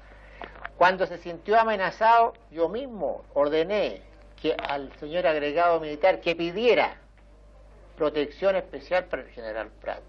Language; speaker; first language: Spanish; native; Spanish